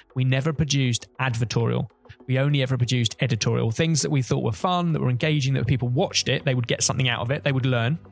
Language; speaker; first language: English; native; English